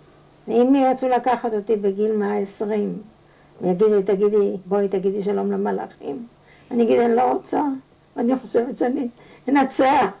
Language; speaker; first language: Hebrew; non-native, fluent; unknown